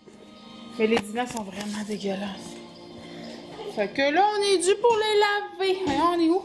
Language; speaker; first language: French; native; French